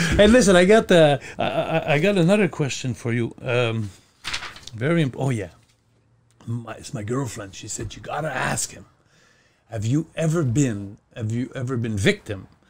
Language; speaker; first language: English; non-native, fluent; French